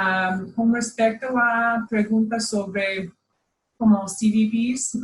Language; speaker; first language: Spanish; non-native, fluent; English